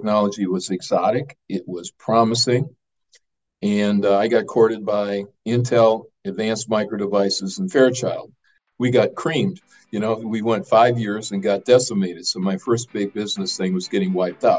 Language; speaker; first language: English; native; English